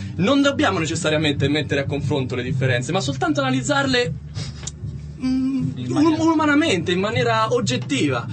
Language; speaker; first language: Italian; native; Italian